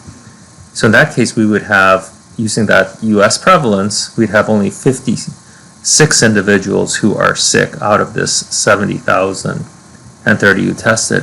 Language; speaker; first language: English; native; English